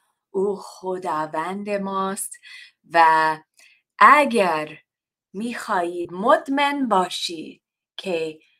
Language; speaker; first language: Persian; non-native, learner; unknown